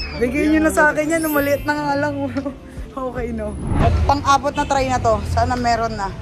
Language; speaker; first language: Filipino; native; Filipino